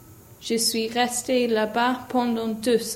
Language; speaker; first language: French; non-native, learner; English